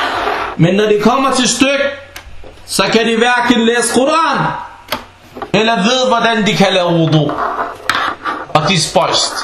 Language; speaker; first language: Danish; non-native, fluent; Arabic